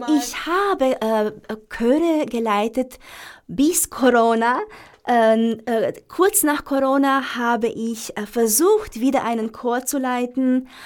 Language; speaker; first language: German; non-native, fluent; Romanian